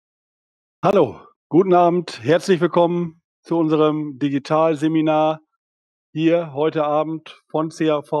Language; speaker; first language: German; native; German